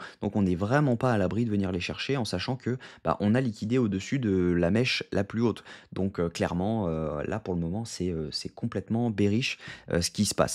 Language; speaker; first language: French; native; French